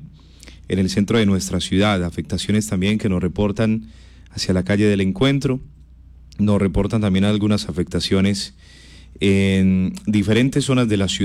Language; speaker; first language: Spanish; native; Spanish